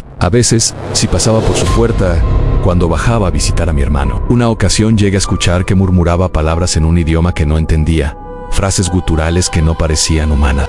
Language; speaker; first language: Spanish; native; Spanish